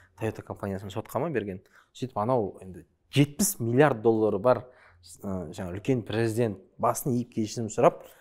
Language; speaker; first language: Kazakh; early bilingual, other home language; Chinese